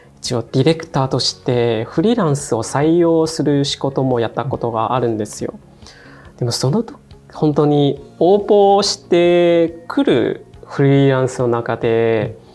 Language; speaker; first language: Japanese; non-native, fluent; Chinese